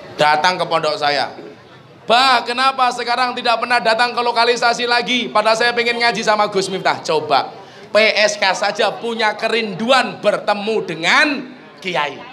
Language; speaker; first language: Indonesian; non-native, local second language; Javanese